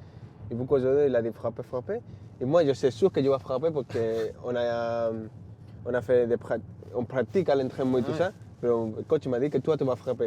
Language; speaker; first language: French; non-native, learner; Spanish